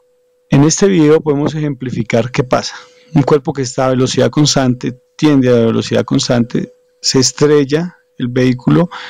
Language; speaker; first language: Spanish; native; Spanish